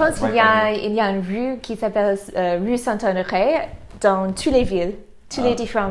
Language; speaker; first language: French; non-native, fluent; English